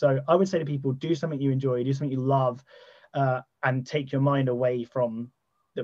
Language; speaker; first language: English; native; English